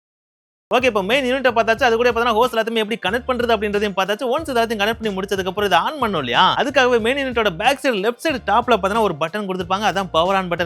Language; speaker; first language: Tamil; native; Tamil